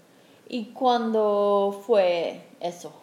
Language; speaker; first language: Spanish; non-native, fluent; English